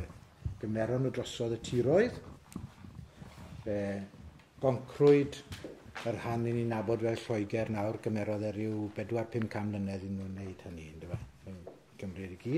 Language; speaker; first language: Welsh; native; Welsh